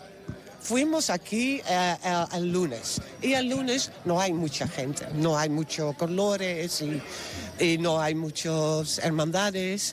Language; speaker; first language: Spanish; non-native, learner; Dutch